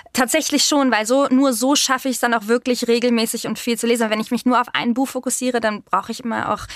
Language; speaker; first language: German; native; German